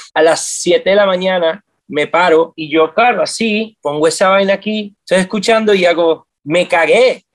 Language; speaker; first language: Spanish; native; Spanish